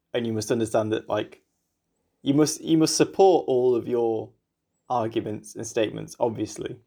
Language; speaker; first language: English; native; English